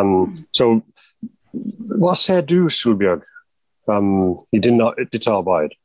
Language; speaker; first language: Norwegian; non-native, fluent; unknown